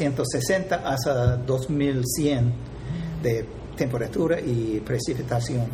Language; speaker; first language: Spanish; non-native, fluent; English